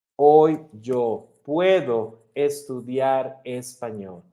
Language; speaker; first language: Spanish; non-native, fluent; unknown